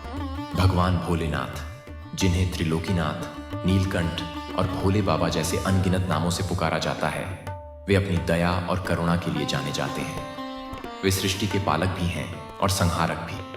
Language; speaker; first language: Hindi; native; Hindi